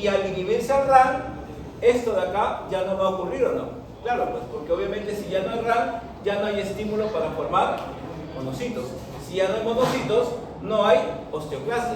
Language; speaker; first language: Spanish; native; Spanish